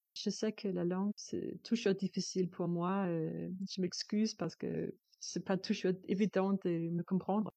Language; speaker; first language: French; non-native, learner; Danish